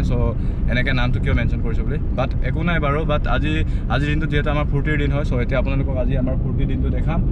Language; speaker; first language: Assamese; non-native, local second language; Mising